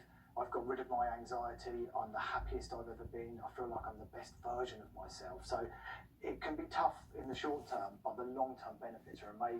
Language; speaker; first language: English; native; English